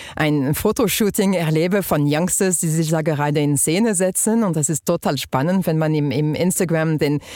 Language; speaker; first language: German; non-native, fluent; French